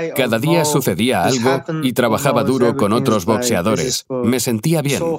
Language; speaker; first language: Spanish; non-native, fluent; Chinese